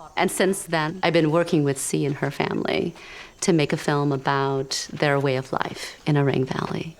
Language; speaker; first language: English; early bilingual, other home language; Khmer